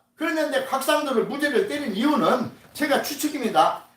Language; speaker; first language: Korean; native; Korean